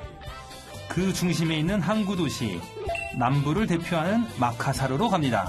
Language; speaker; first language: Korean; native; Korean